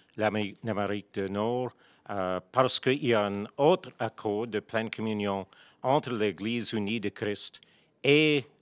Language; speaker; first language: French; non-native, local second language; English